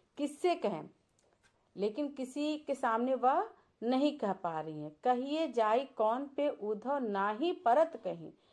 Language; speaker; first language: Hindi; native; Hindi